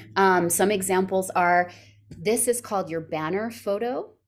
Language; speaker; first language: English; native; English